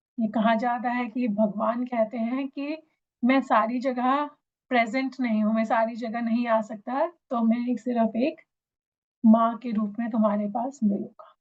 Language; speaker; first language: Hindi; native; Hindi